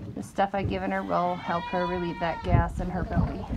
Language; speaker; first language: English; native; English